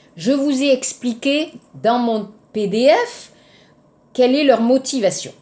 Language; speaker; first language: French; native; French